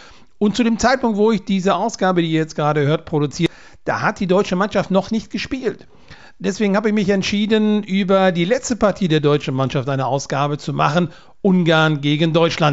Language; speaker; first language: German; native; German